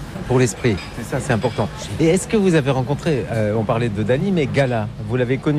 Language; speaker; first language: French; native; French